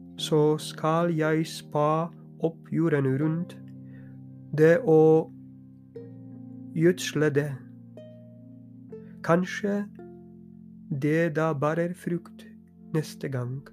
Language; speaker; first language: Norwegian; non-native, fluent; Polish